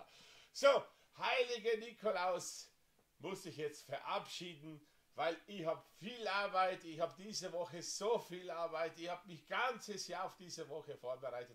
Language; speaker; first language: German; non-native, fluent; Slovenian